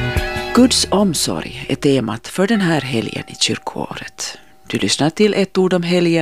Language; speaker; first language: Swedish; native; Swedish